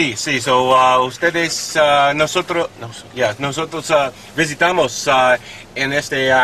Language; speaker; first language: Spanish; non-native, learner; English